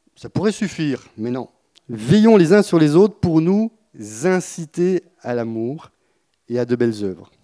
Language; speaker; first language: French; native; French